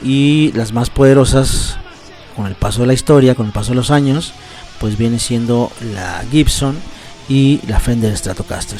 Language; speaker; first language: Spanish; native; Spanish